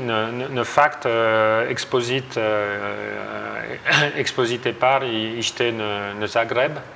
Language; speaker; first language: Albanian; non-native, learner; French